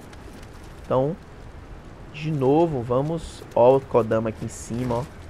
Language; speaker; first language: Portuguese; native; Portuguese